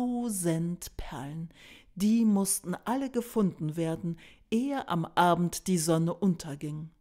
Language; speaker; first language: German; native; German